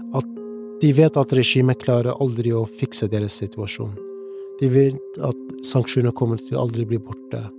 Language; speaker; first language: Norwegian; early bilingual, other home language; Persian